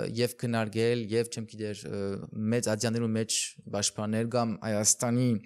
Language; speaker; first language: Armenian; early bilingual, heritage; Armenian